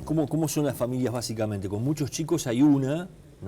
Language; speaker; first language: Spanish; native; Spanish